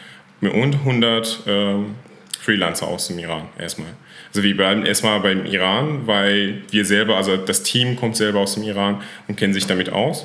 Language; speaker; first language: German; non-native, fluent; Persian